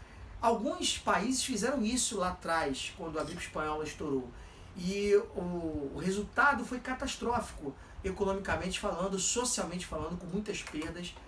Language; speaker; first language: Portuguese; native; Portuguese